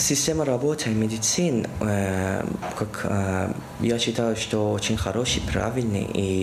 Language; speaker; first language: Russian; non-native, learner; Persian